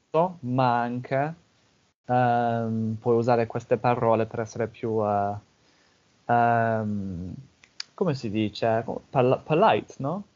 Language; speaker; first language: Italian; non-native, fluent; English